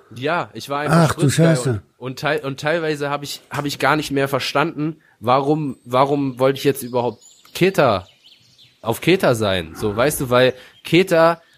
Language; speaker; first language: German; native; German